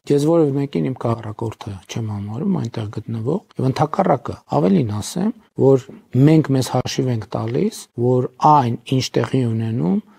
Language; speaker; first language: Armenian; native; Armenian